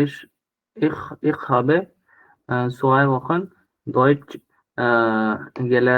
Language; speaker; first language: German; non-native, learner; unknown